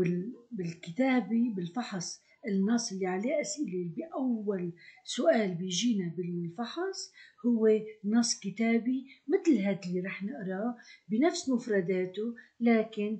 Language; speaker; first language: Arabic; native; Arabic